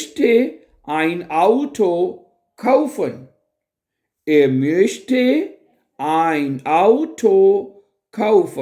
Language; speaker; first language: German; non-native, fluent; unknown